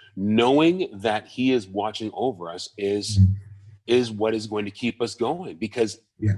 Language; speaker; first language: English; native; English